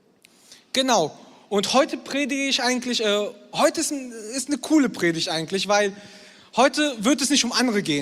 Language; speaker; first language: German; native; German